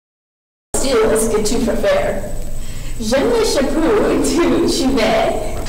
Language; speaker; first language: French; non-native, learner; English